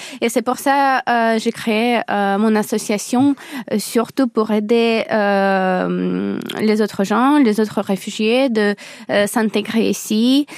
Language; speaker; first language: French; non-native, fluent; Ukrainian